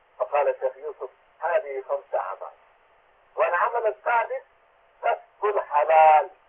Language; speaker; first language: Arabic; non-native, fluent; Urdu